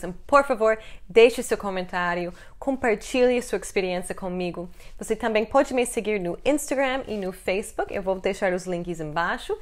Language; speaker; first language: Portuguese; non-native, fluent; English